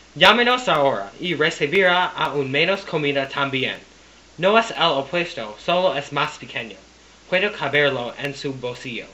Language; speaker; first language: Spanish; non-native, learner; English